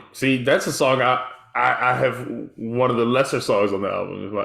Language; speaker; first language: English; native; English